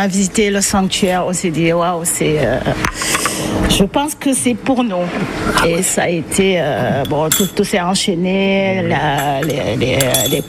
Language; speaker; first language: French; non-native, local second language; Wolof